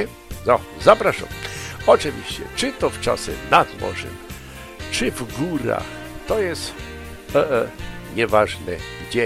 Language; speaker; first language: Polish; early bilingual, heritage; Polish